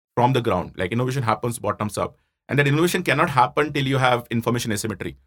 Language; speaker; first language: English; non-native, local second language; Hindi